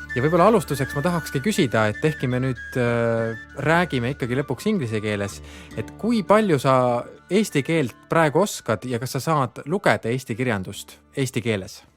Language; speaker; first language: Estonian; native; Estonian